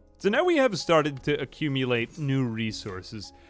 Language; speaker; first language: English; native; English